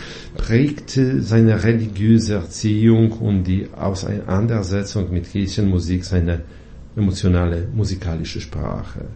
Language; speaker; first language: German; non-native, fluent; Polish